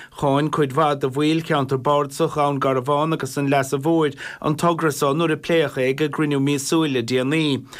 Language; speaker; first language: Irish; native; Irish